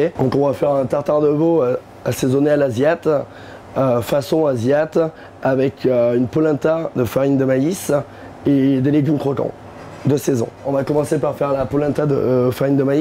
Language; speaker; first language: French; native; French